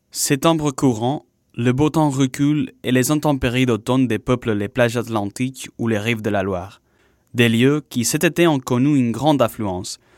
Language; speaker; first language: French; non-native, fluent; Spanish